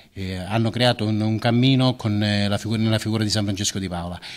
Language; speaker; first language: Italian; native; Italian